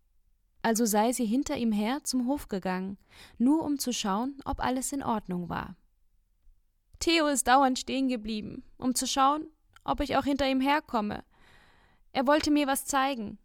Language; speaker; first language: German; native; German